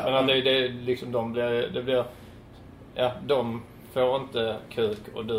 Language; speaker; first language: Swedish; native; Swedish